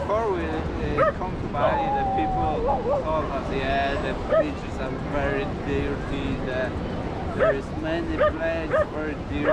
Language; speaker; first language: English; non-native, learner; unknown